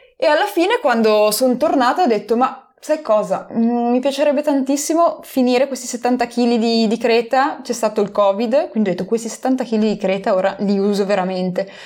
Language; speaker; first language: Italian; native; Italian